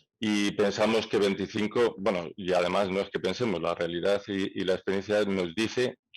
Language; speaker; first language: Spanish; native; Spanish